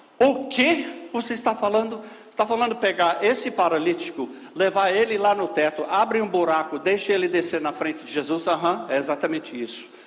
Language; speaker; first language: Portuguese; non-native, fluent; English